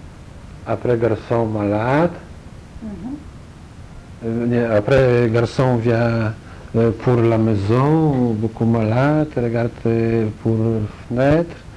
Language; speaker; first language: French; non-native, learner; Polish